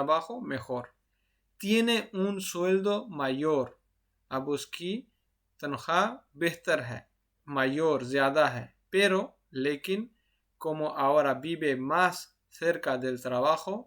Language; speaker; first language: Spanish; non-native, fluent; Urdu